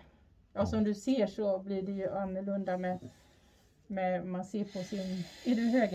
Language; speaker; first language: Swedish; native; Swedish